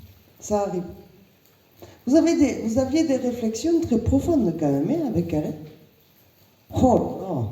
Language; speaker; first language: French; native; French